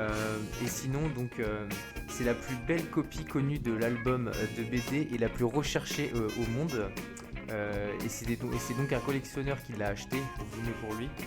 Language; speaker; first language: French; native; French